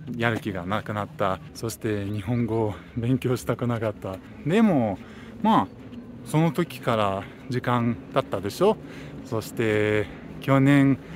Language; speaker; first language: Japanese; non-native, fluent; Russian